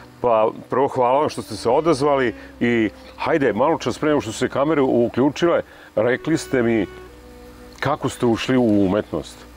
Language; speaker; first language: Serbian; native; Serbian